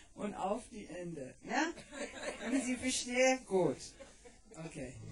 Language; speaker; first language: German; non-native, learner; English